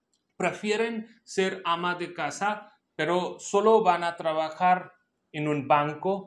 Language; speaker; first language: Spanish; non-native, local second language; Hindi